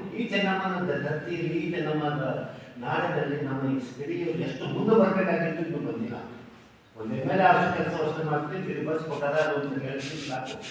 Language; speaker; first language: Kannada; non-native, local second language; Hindi